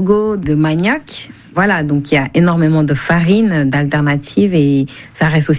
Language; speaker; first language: French; non-native, local second language; Wolof